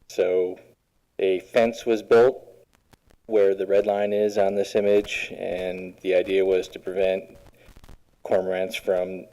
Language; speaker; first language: English; native; English